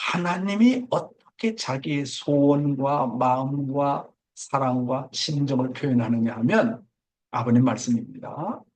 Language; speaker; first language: Korean; native; Korean